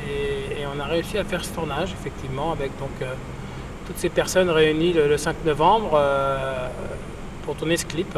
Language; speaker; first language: French; native; French